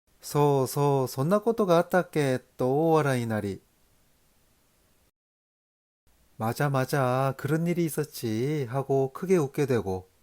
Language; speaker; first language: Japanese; non-native, learner; Korean